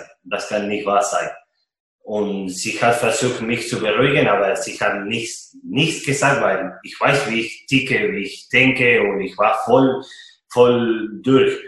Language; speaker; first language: German; non-native, fluent; Spanish